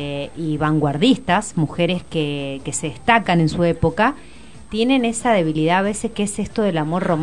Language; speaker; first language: Spanish; native; Spanish